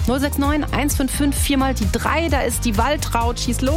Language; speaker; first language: German; early bilingual, other home language; Polish